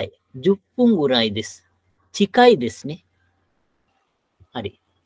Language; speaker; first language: Japanese; non-native, fluent; Sinhala